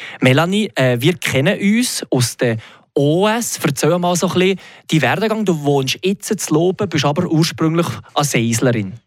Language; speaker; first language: German; native; German